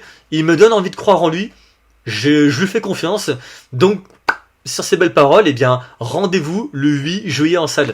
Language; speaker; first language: French; native; French